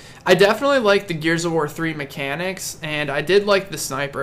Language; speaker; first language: English; native; English